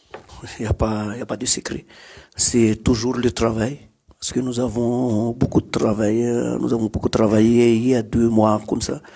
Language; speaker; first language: French; non-native, local second language; Malagasy